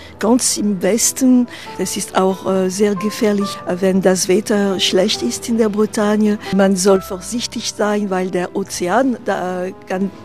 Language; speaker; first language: German; non-native, fluent; French